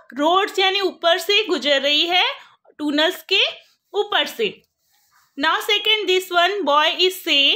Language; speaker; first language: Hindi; non-native, local second language; Gujarati